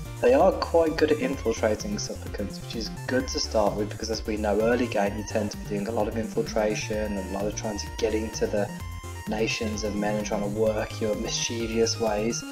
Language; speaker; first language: English; native; English